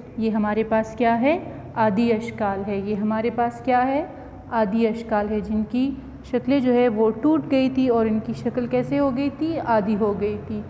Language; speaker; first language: Urdu; non-native, local second language; Punjabi